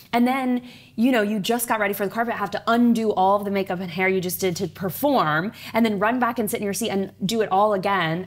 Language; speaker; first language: English; native; English